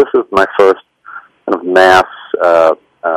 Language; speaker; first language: English; native; English